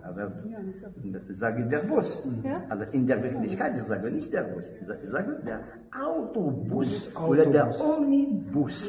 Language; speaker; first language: German; non-native, learner; French